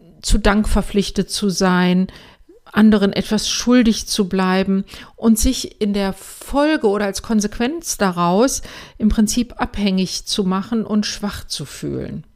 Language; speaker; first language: German; native; German